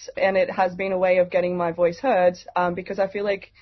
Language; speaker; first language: English; native; English